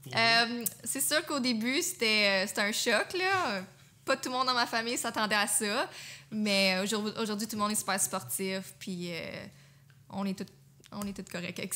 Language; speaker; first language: French; native; French